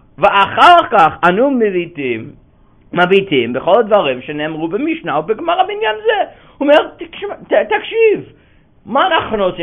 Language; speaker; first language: Hebrew; non-native, fluent; English